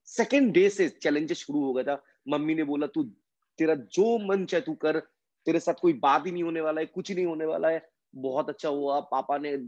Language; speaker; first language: Hindi; non-native, local second language; Bangla